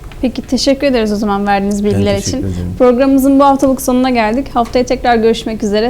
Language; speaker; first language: Turkish; native; Turkish